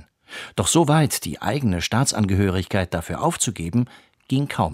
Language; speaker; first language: German; native; German